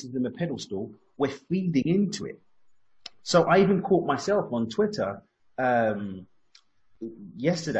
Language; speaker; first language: English; native; English